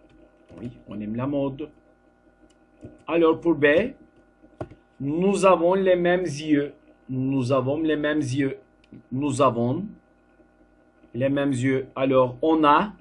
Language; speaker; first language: French; non-native, fluent; Turkish